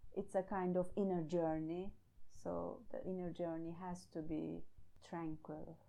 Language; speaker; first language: English; non-native, fluent; Turkish